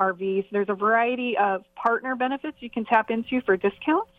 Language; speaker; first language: English; native; English